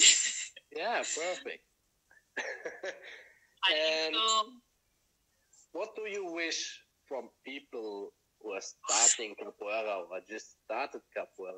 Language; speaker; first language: English; non-native, fluent; German